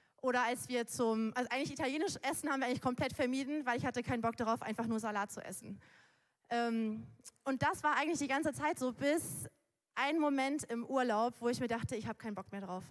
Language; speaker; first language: German; native; German